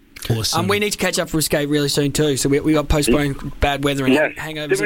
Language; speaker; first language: English; native; English